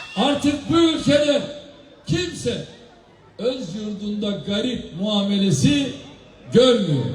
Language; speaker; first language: Turkish; native; Turkish